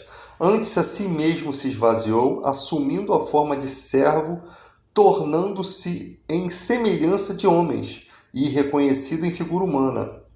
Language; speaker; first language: Portuguese; native; Portuguese